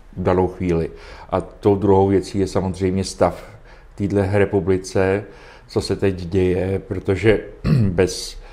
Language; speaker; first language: Czech; native; Czech